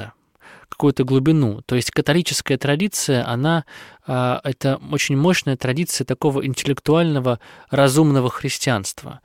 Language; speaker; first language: Russian; native; Russian